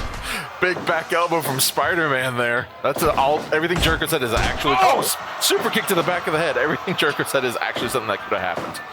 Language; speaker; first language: English; native; English